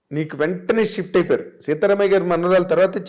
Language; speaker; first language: Telugu; native; Telugu